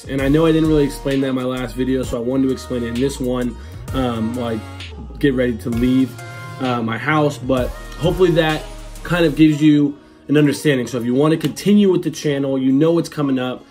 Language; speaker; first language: English; native; English